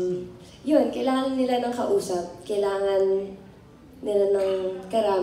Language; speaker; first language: Filipino; native; Filipino